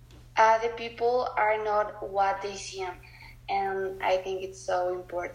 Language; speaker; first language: English; non-native, learner; Spanish